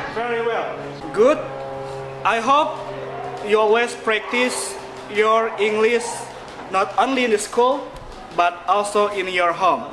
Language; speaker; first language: English; non-native, fluent; Indonesian